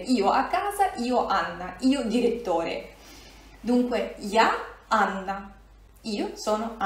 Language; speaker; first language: Italian; non-native, fluent; Russian